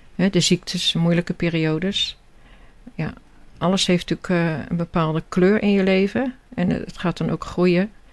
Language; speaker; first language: Dutch; native; Dutch